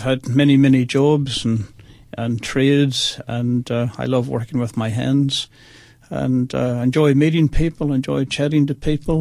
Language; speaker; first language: English; native; English